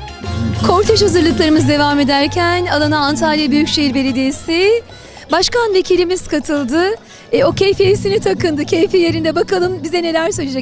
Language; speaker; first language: Turkish; native; Turkish